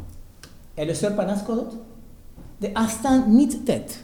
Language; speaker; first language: Hungarian; non-native, learner; Spanish